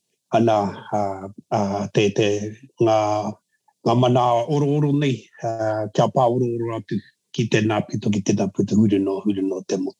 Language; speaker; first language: English; native; English